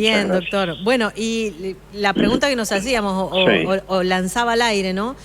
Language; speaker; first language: Spanish; native; Spanish